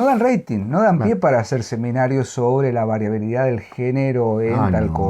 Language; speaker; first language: Spanish; native; Spanish